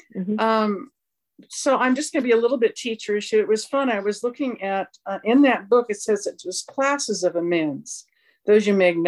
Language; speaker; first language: English; native; English